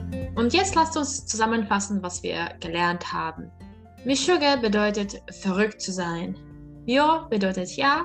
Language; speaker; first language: German; non-native, fluent; Czech